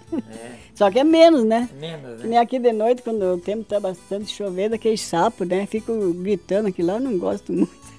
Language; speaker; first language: Portuguese; native; Portuguese